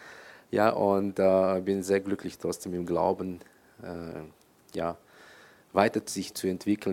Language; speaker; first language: German; non-native, fluent; Kyrgyz